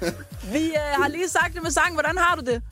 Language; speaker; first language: Danish; native; Danish